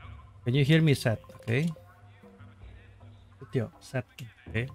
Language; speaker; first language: English; non-native, learner; Indonesian